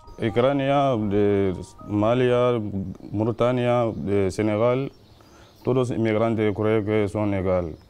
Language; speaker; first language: Spanish; non-native, learner; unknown